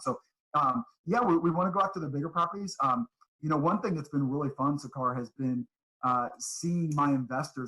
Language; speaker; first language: English; native; English